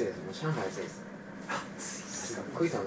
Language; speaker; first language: Japanese; native; Japanese